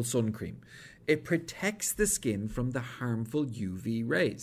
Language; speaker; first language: English; native; English